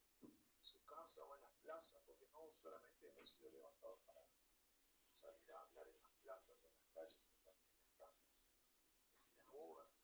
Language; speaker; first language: Spanish; native; Spanish